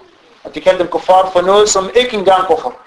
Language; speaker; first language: Danish; non-native, fluent; Arabic